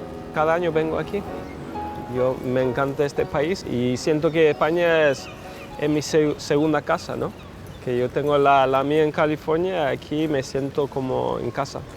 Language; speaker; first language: Spanish; non-native, fluent; English